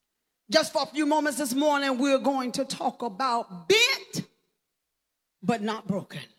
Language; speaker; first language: English; native; English